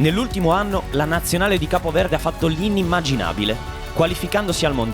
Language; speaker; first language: Italian; native; Italian